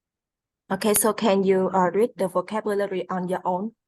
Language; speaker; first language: English; non-native, fluent; Vietnamese